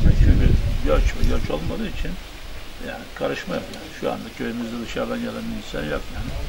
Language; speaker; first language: Turkish; native; Turkish